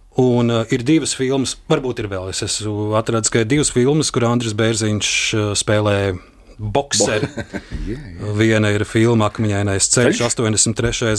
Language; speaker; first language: Latvian; native; Latvian